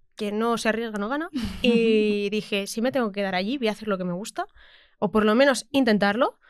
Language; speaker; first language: Spanish; native; Spanish